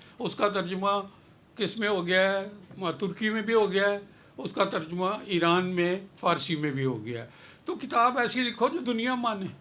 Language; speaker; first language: Urdu; non-native, local second language; Punjabi